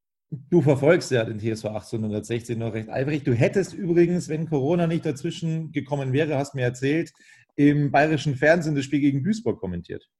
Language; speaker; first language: German; native; German